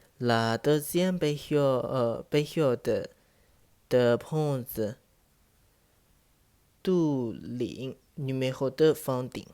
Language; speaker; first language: French; non-native, learner; Chinese